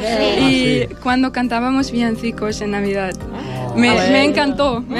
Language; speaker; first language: Spanish; non-native, fluent; German